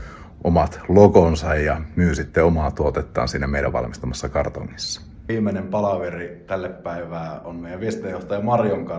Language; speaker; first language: Finnish; native; Finnish